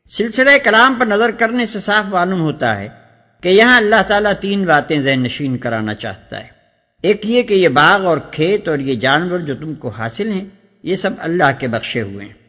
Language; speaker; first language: Urdu; native; Urdu